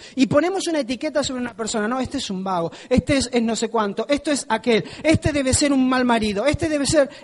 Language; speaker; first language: Spanish; native; Spanish